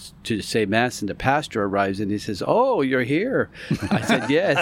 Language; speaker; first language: English; native; English